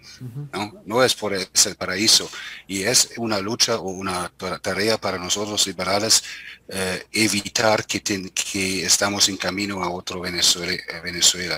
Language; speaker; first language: Spanish; non-native, fluent; German